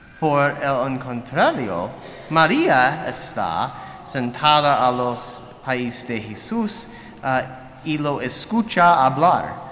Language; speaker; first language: Spanish; non-native, learner; English